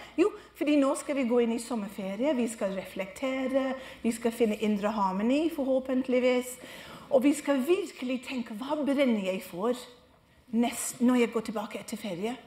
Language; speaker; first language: Norwegian; non-native, fluent; English